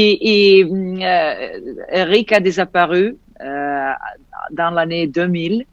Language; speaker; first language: French; non-native, fluent; Italian